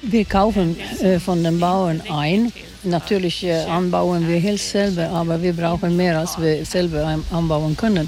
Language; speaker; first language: German; non-native, fluent; Swedish